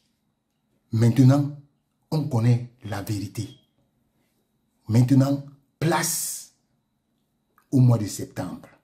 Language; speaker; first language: French; native; French